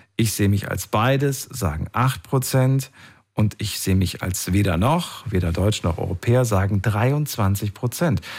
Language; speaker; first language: German; native; German